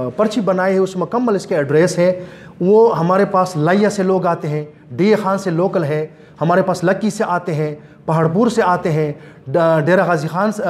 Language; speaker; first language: Urdu; non-native, local second language; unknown